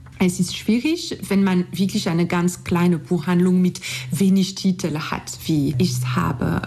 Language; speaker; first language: German; non-native, fluent; French